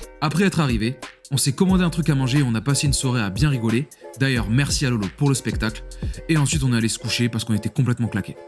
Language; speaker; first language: French; native; French